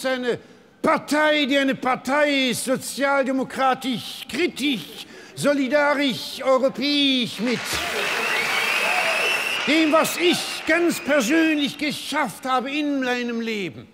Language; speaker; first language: German; native; German